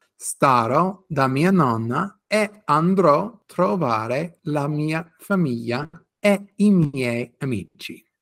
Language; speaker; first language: Italian; non-native, fluent; English